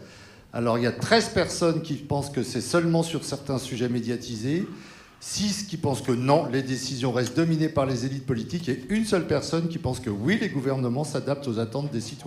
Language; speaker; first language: French; native; French